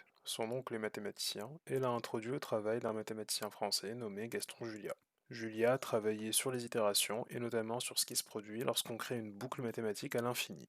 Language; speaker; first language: French; native; French